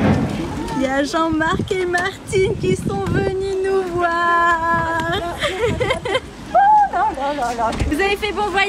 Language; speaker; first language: French; native; French